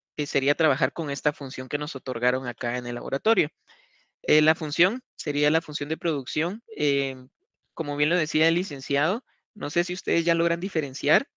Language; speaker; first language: Spanish; native; Spanish